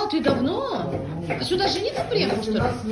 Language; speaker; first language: Russian; native; Russian